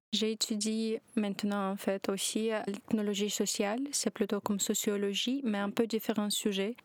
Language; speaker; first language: French; non-native, learner; Ukrainian